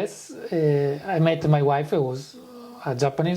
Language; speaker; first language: English; non-native, fluent; Italian